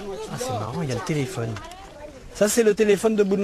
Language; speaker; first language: French; native; French